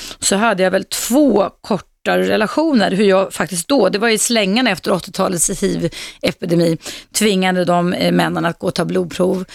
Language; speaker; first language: Swedish; native; Swedish